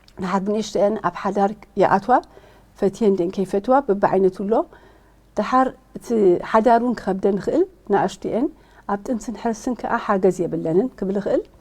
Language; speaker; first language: Tigrinya; early bilingual, heritage; Tigrinya